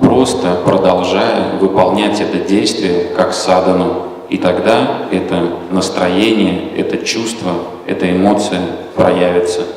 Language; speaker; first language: Russian; native; Russian